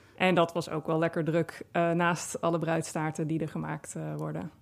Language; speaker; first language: Dutch; native; Dutch